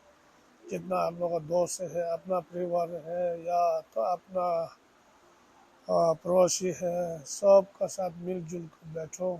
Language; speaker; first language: Hindi; non-native, local second language; Tibetan